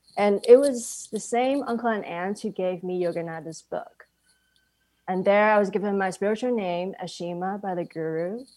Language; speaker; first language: English; non-native, local second language; Cantonese